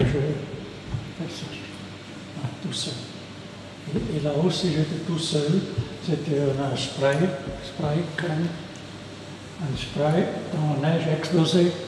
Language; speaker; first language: French; non-native, local second language; German